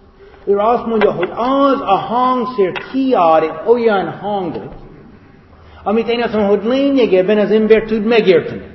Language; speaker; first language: Hungarian; non-native, fluent; English